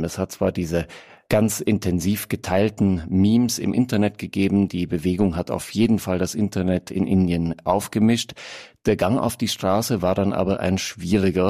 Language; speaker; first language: German; native; German